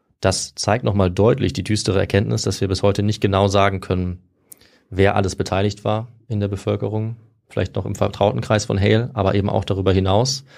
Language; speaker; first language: German; native; German